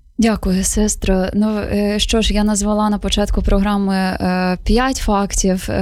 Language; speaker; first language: Ukrainian; native; Ukrainian